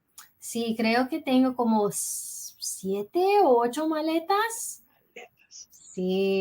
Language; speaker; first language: Spanish; early bilingual, heritage; English